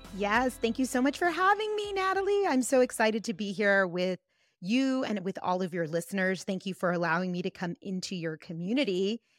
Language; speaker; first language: English; early bilingual, other home language; Spanish